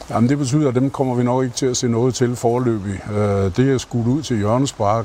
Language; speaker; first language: Danish; native; Danish